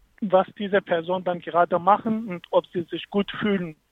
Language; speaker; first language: German; non-native, fluent; Kurdish